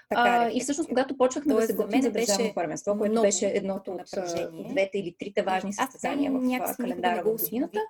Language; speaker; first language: Bulgarian; native; Bulgarian